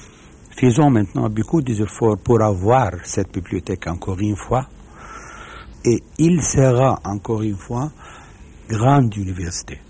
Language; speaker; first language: French; non-native, fluent; Arabic